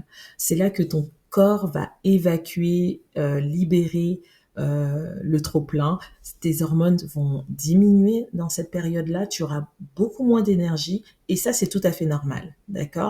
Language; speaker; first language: French; native; French